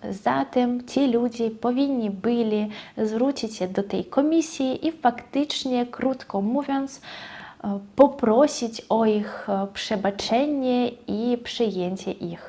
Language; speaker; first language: Polish; non-native, fluent; Russian